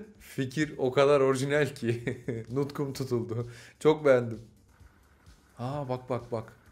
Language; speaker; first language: Turkish; native; Turkish